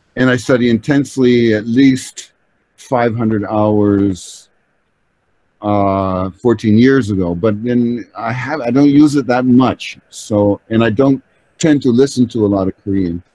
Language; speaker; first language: English; native; English